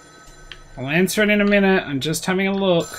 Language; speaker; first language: English; native; English